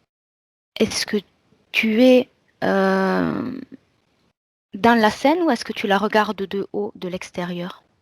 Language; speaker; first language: French; native; French